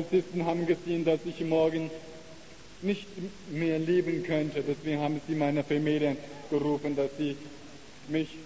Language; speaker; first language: German; non-native, learner; Chinese